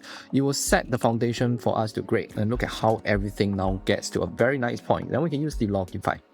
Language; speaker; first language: English; non-native, fluent; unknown